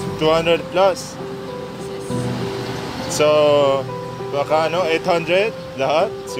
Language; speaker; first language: Filipino; non-native, learner; Arabic